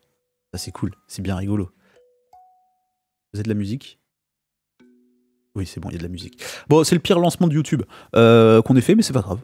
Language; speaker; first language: French; native; French